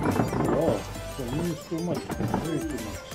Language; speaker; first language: English; non-native, learner; Dutch